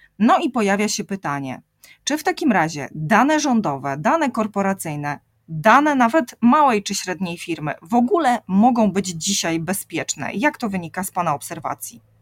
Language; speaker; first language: Polish; native; Polish